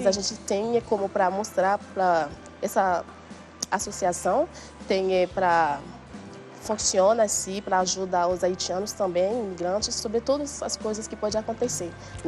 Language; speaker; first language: Portuguese; non-native, learner; Haitian Creole